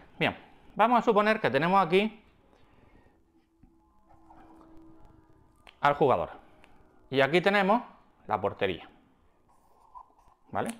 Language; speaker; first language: Spanish; native; Spanish